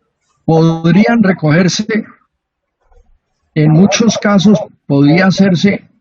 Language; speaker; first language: Spanish; native; Spanish